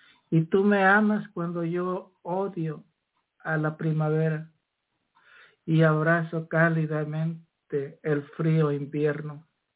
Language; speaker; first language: Spanish; native; Spanish